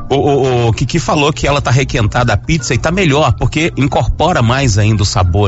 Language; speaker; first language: Portuguese; native; Portuguese